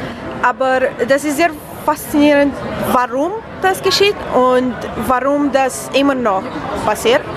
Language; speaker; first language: German; non-native, learner; Romanian